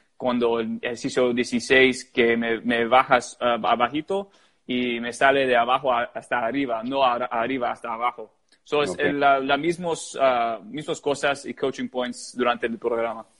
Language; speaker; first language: Spanish; early bilingual, heritage; Spanish